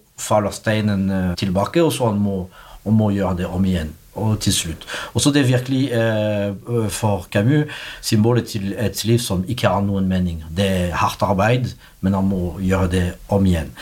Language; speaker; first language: Norwegian; non-native, fluent; French